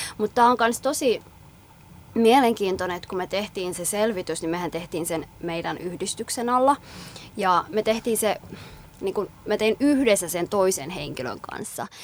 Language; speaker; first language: Finnish; early bilingual, other home language; Somali